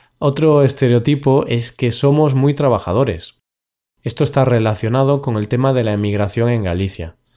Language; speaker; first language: Spanish; native; Spanish